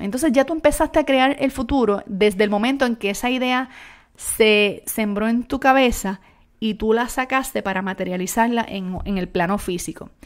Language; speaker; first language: Spanish; native; Spanish